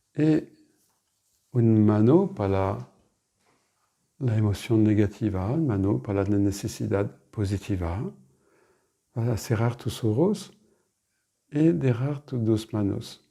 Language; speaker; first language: Spanish; non-native, fluent; French